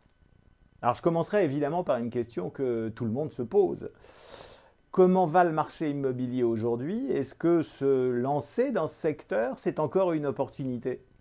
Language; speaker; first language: French; native; French